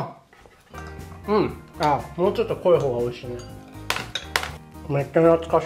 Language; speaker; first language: Japanese; native; Japanese